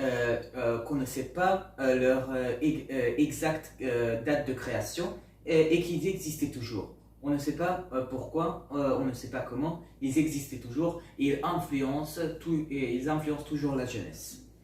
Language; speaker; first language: French; non-native, learner; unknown